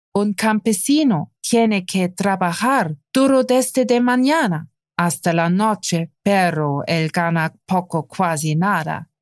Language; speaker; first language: Spanish; non-native, learner; German